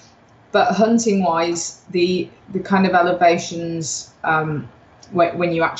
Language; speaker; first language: English; native; English